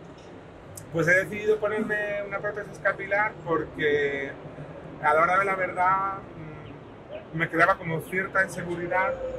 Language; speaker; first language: Spanish; native; Spanish